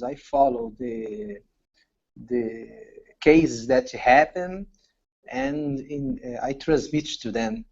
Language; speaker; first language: English; non-native, learner; Portuguese